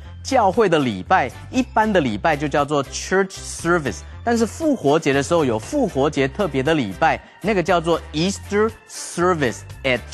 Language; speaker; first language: Chinese; native; Chinese